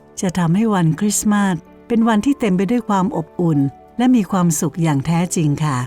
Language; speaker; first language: Thai; native; Thai